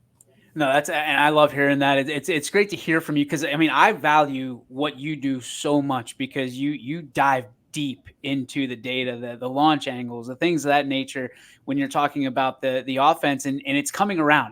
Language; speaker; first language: English; native; English